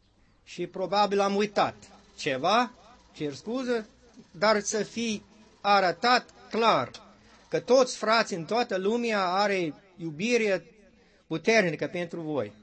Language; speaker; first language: Romanian; non-native, learner; English